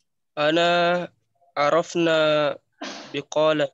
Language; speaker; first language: Arabic; non-native, learner; Indonesian